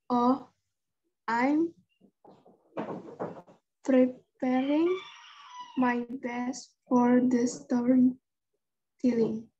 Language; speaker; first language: English; non-native, learner; Indonesian